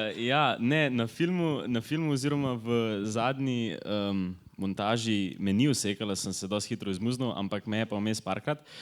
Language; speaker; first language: Slovenian; native; Slovenian